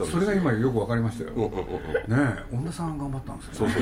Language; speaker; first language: Japanese; native; Japanese